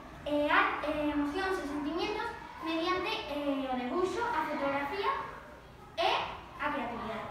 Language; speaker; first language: Spanish; non-native, local second language; Galician